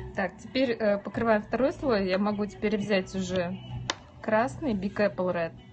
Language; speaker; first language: Russian; native; Russian